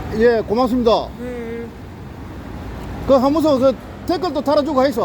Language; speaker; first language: Korean; native; Korean